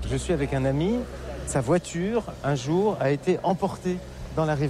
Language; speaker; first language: French; native; French